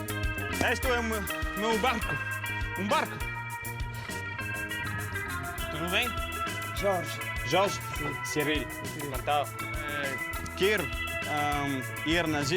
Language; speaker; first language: Portuguese; non-native, learner; French